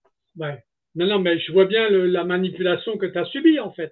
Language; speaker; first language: French; native; French